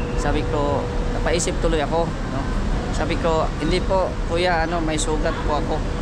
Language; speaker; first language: Filipino; non-native, local second language; Cebuano